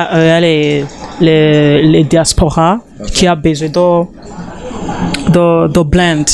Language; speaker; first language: French; non-native, learner; Rundi